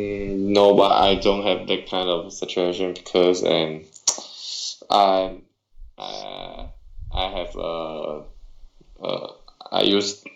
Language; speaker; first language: English; non-native, learner; Chinese